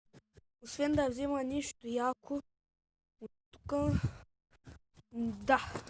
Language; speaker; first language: Bulgarian; native; Bulgarian